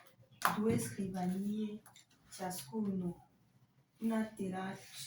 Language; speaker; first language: Italian; non-native, learner; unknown